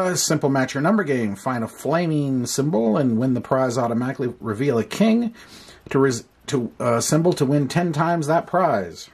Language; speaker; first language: English; native; English